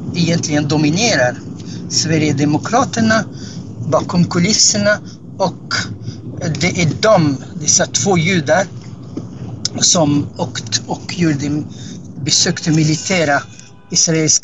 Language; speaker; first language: Swedish; non-native, fluent; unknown